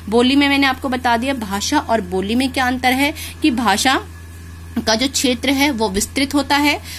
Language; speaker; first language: Hindi; native; Hindi